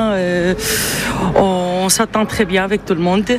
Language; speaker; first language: French; non-native, fluent; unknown